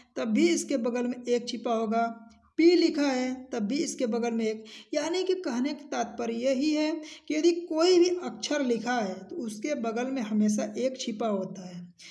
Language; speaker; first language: Hindi; native; Hindi